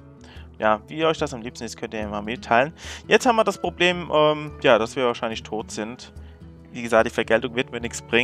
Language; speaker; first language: German; native; German